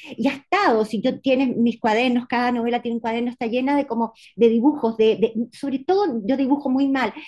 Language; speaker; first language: Spanish; native; Spanish